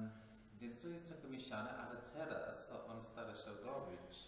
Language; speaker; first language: Polish; non-native, fluent; English